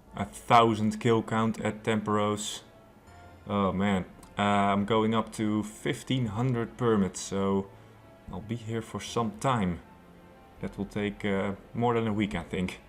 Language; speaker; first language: English; non-native, fluent; Dutch